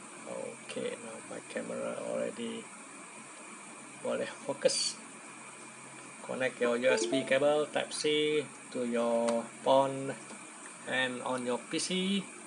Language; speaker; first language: English; non-native, local second language; Malay